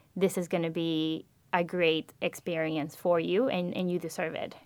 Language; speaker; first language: English; non-native, fluent; Spanish